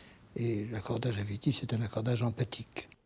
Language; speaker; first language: French; native; French